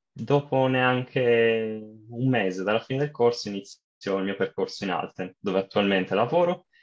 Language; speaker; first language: Italian; native; Italian